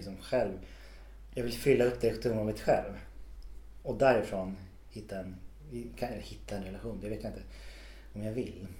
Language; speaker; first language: Swedish; native; Swedish